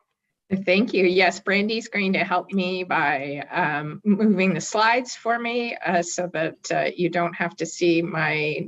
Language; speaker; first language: English; native; English